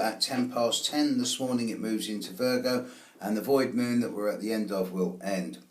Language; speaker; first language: English; native; English